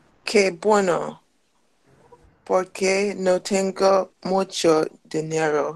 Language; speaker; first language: Spanish; non-native, learner; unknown